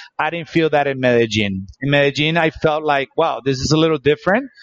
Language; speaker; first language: English; early bilingual, other home language; Spanish